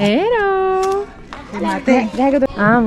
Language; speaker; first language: Spanish; native; Spanish